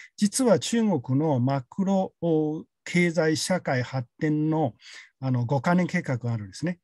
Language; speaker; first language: Japanese; non-native, fluent; Chinese